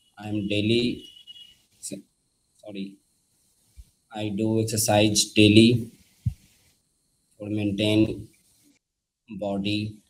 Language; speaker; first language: English; non-native, learner; Hindi